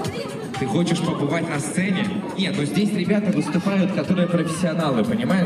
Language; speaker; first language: Russian; native; Russian